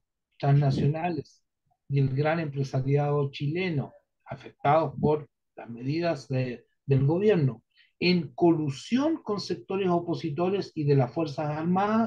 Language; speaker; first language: Spanish; native; Spanish